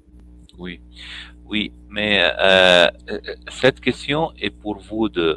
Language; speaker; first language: French; non-native, fluent; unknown